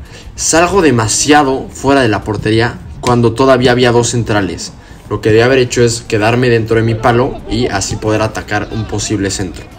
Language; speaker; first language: Spanish; native; Spanish